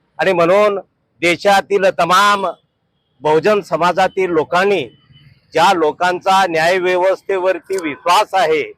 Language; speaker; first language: Marathi; native; Marathi